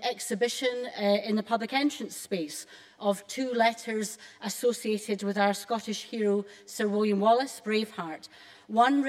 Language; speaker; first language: English; native; English